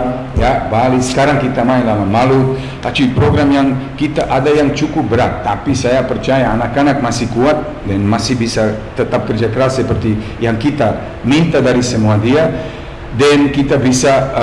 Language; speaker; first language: Indonesian; non-native, fluent; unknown